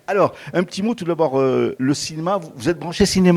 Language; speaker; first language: French; native; French